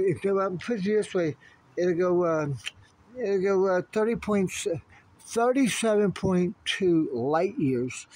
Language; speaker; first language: English; native; English